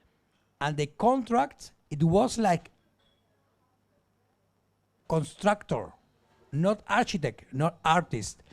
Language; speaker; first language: English; non-native, learner; Spanish